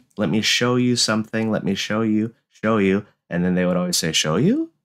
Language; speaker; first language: English; native; English